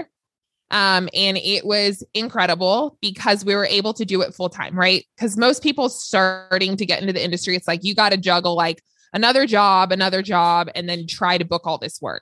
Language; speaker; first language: English; native; English